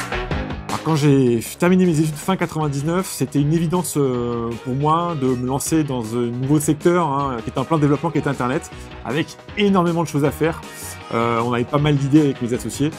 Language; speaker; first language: French; native; French